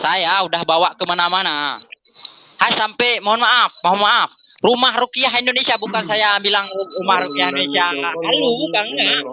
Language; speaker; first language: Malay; non-native, local second language; Achinese